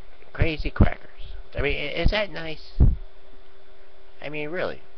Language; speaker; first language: English; native; English